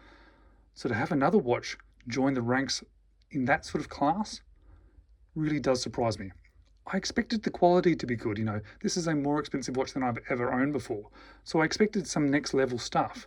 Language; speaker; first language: English; native; English